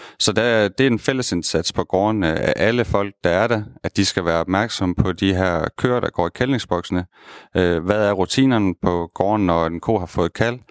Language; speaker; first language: Danish; native; Danish